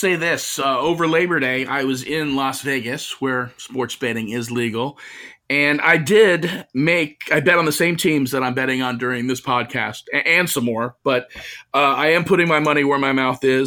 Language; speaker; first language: English; native; English